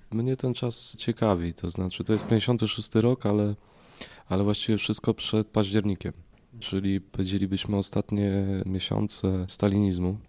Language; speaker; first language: Polish; native; Polish